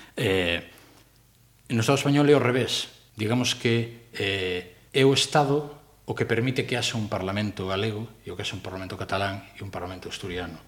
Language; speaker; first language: Galician; non-native, local second language; Spanish